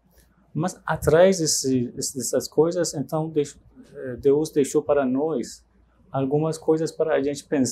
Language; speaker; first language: Portuguese; non-native, fluent; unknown